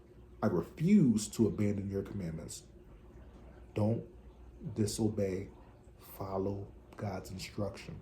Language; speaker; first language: English; native; English